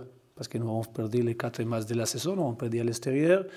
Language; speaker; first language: French; non-native, learner; Spanish